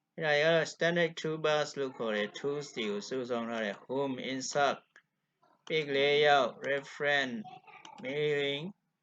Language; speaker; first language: Burmese; non-native, local second language; Kachin